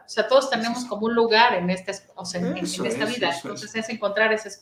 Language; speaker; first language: Spanish; native; Spanish